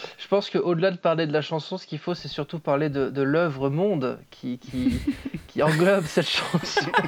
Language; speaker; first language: French; native; French